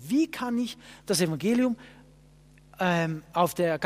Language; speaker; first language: German; non-native, fluent; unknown